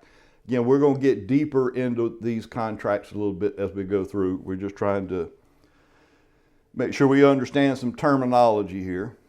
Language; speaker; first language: English; native; English